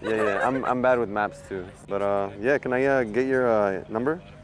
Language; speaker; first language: English; early bilingual, other home language; Spanish